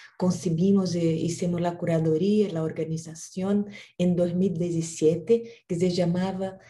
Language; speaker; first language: Portuguese; non-native, learner; Spanish